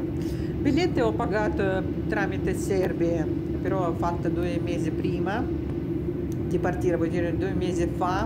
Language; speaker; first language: Italian; non-native, learner; Russian